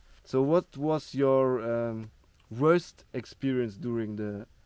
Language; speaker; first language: English; non-native, fluent; German